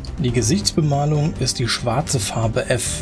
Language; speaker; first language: German; native; German